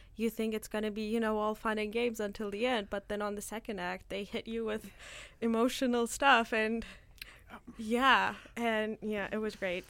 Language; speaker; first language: English; non-native, fluent; Turkish